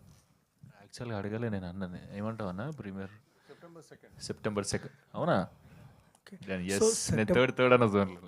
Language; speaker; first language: Telugu; native; Telugu